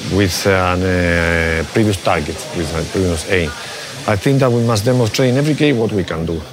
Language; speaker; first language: English; non-native, fluent; Spanish